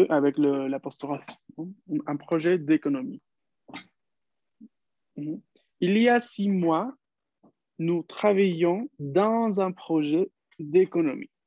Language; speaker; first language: French; non-native, fluent; Spanish